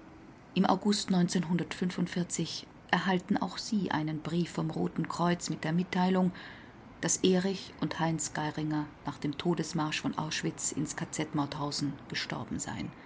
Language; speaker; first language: German; native; German